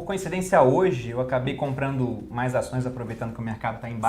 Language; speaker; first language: Portuguese; native; Portuguese